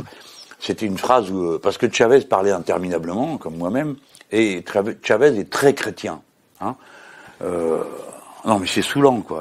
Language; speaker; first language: French; native; French